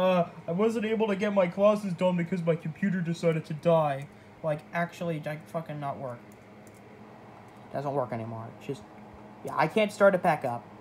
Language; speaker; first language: English; native; English